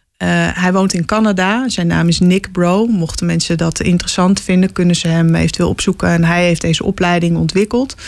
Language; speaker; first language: Dutch; native; Dutch